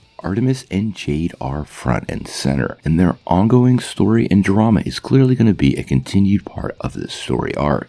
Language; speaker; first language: English; native; English